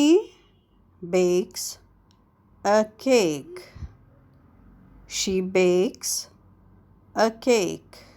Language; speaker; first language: English; non-native, fluent; Arabic